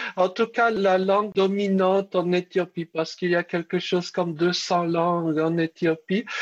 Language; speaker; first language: French; early bilingual, other home language; Czech